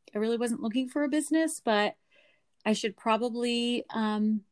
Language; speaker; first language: English; native; English